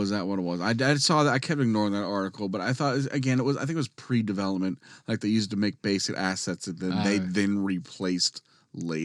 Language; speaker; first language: English; native; English